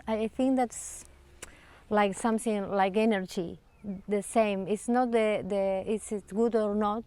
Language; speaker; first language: English; non-native, learner; Spanish